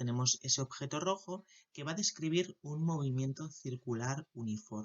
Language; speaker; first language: Spanish; native; Spanish